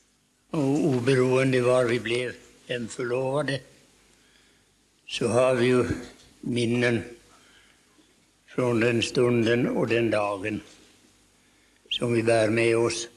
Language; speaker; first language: Swedish; native; Swedish